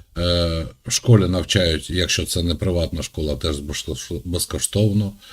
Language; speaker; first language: Ukrainian; non-native, local second language; Russian